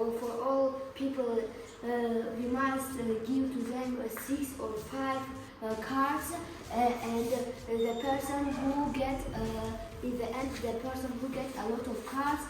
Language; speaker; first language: English; non-native, learner; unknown